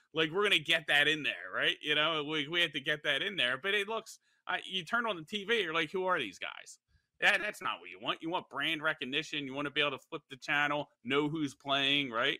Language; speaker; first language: English; native; English